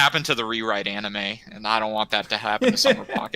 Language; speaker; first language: English; native; English